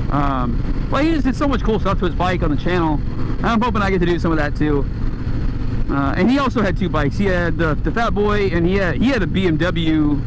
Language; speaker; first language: English; native; English